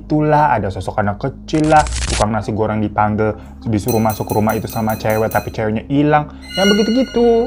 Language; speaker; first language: Indonesian; native; Indonesian